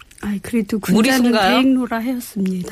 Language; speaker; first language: Korean; native; Korean